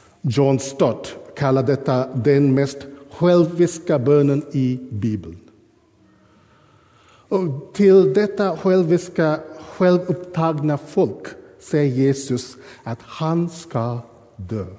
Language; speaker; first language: Swedish; non-native, fluent; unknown